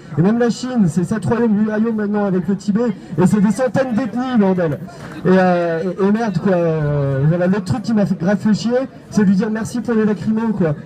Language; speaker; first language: French; native; French